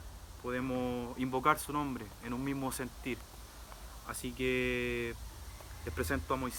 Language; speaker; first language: Spanish; native; Spanish